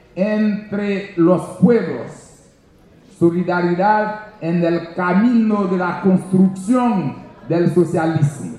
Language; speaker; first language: Spanish; non-native, learner; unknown